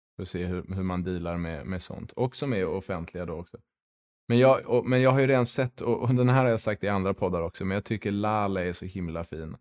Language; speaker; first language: Swedish; early bilingual, heritage; Swedish